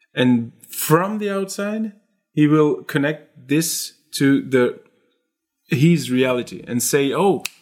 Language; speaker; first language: English; non-native, fluent; French